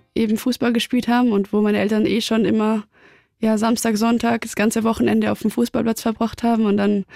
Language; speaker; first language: German; native; German